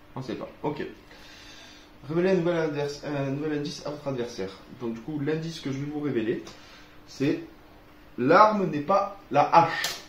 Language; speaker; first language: French; native; French